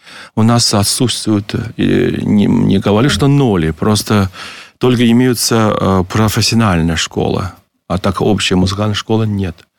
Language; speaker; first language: Russian; non-native, learner; Chinese